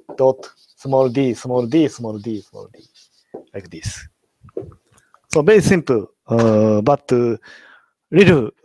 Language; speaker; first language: English; non-native, learner; Japanese